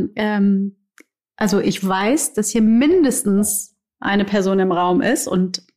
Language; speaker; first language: German; native; German